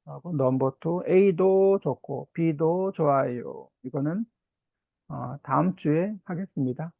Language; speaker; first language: Korean; native; Korean